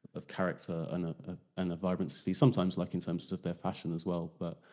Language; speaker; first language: English; native; English